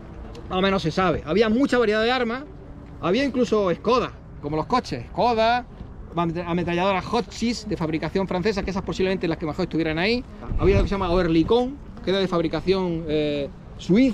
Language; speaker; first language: Spanish; native; Spanish